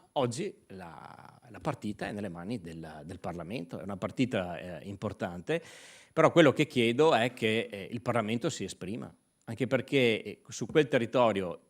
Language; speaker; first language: Italian; native; Italian